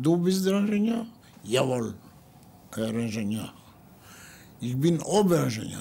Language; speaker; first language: German; non-native, learner; Ladino